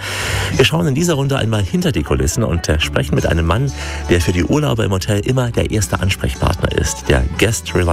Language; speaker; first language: German; native; German